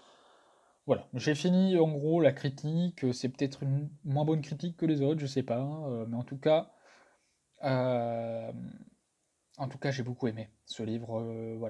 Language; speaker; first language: French; native; French